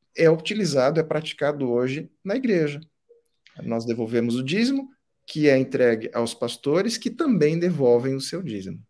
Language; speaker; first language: Portuguese; native; Portuguese